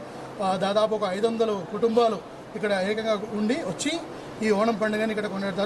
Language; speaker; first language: Telugu; non-native, local second language; Malayalam